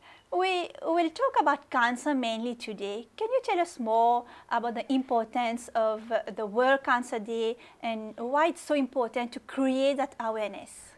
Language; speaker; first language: English; non-native, local second language; Morisyen